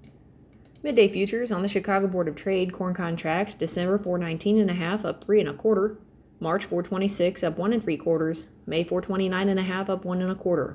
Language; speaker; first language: English; native; English